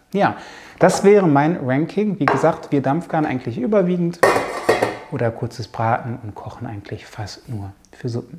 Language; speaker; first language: German; native; German